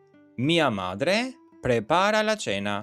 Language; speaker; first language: Italian; non-native, learner; Albanian